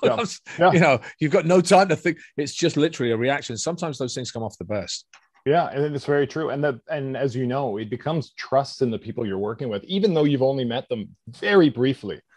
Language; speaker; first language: English; native; English